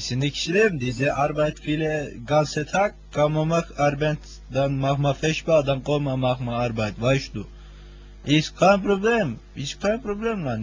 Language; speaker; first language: German; non-native, learner; Turkish